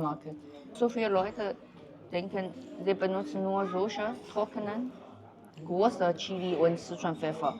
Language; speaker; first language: German; non-native, learner; Chinese